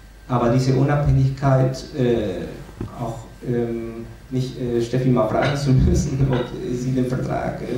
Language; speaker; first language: German; non-native, fluent; Spanish